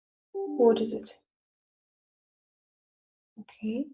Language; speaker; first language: English; non-native, learner; Russian